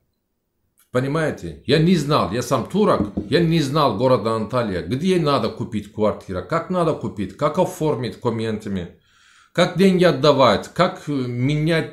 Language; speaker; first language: Russian; non-native, learner; Turkish